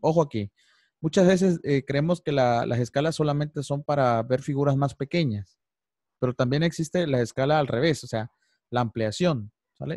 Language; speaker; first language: Spanish; native; Spanish